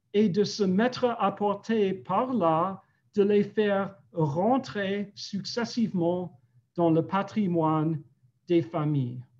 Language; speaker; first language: French; non-native, fluent; English